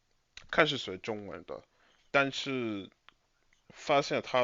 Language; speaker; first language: Chinese; non-native, fluent; English